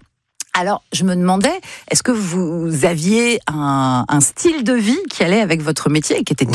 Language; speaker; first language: French; native; French